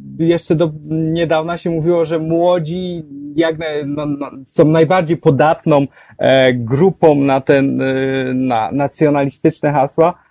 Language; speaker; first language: Polish; native; Polish